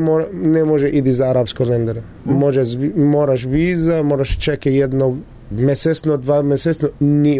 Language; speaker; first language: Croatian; non-native, learner; Arabic